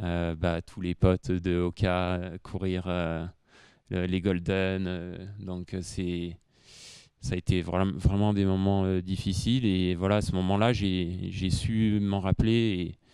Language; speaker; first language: French; native; French